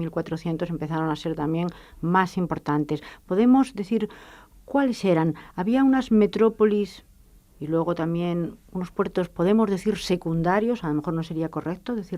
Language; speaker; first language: Spanish; native; Spanish